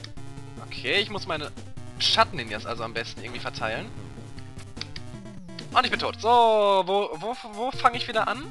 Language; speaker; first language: German; native; German